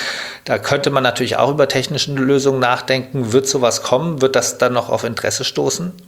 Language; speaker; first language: German; native; German